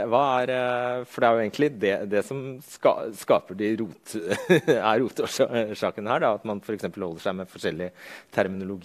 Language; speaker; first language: Norwegian; native; Norwegian